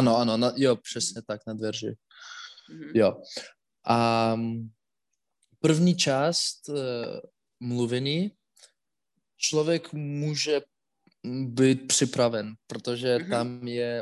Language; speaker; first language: Czech; non-native, learner; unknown